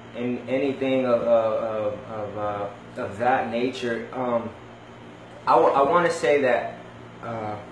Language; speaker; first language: English; early bilingual, other home language; Spanish